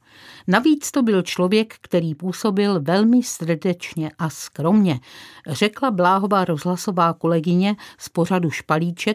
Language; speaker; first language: Czech; native; Czech